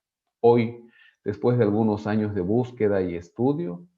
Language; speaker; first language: Spanish; native; Spanish